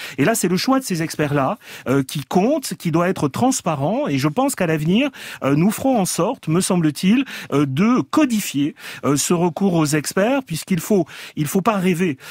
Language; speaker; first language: French; native; French